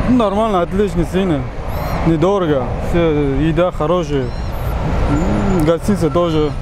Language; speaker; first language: Russian; non-native, local second language; Uzbek